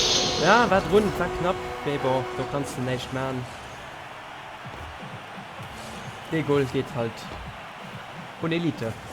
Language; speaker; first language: German; non-native, local second language; Luxembourgish